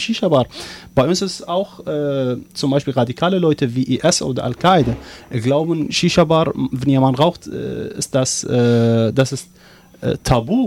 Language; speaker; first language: German; non-native, learner; Arabic